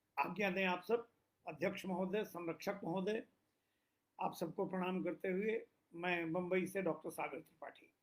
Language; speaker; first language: Hindi; native; Hindi